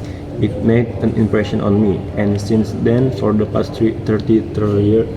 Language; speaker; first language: English; non-native, learner; Indonesian